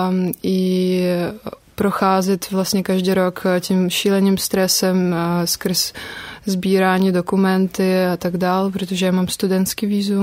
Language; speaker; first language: Czech; non-native, fluent; Russian